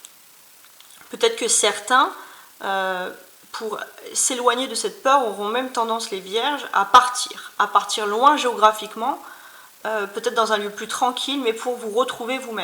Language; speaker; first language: French; native; French